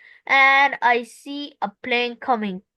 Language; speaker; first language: English; non-native, local second language; Urdu